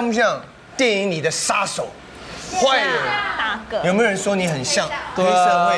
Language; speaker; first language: Chinese; native; Chinese